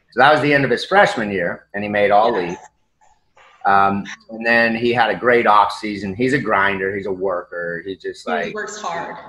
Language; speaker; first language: English; native; English